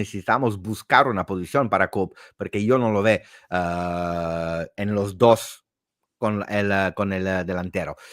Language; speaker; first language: Spanish; non-native, fluent; Italian